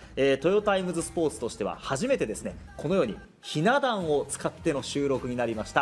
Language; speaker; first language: Japanese; native; Japanese